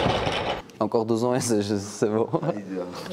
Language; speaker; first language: French; non-native, learner; Georgian